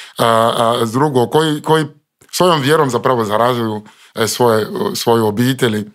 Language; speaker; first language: Croatian; non-native, fluent; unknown